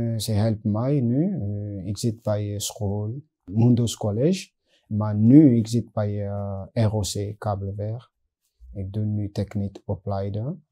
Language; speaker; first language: Dutch; non-native, learner; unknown